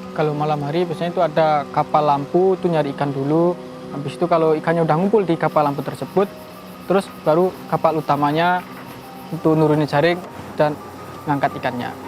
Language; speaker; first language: Indonesian; native; Indonesian